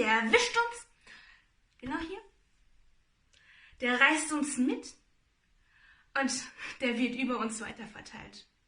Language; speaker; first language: German; native; German